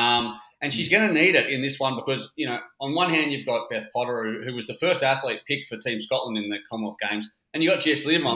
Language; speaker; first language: English; native; English